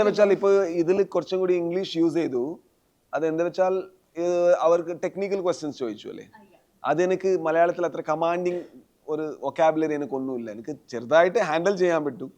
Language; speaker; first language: Malayalam; non-native, learner; Tulu